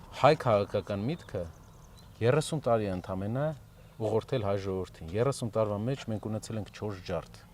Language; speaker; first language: Armenian; native; Armenian